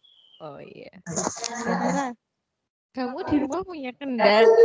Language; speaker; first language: Indonesian; native; Indonesian